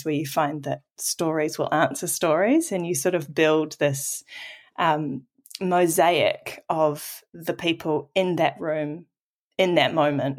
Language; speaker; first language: English; native; English